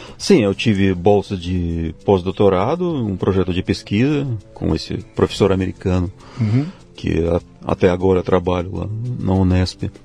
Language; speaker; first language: Portuguese; non-native, fluent; Russian